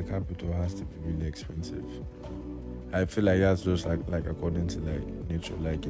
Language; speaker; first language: English; non-native, local second language; Igbo